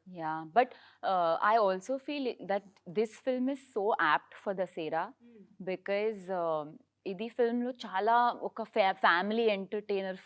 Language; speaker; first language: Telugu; non-native, local second language; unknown